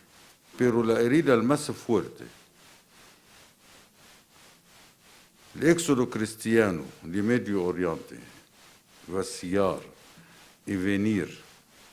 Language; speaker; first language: Spanish; non-native, fluent; Arabic